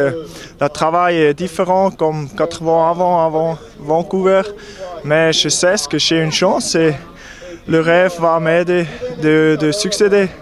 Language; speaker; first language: French; non-native, local second language; German